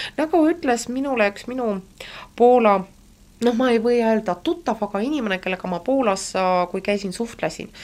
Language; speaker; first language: Estonian; non-native, local second language; Russian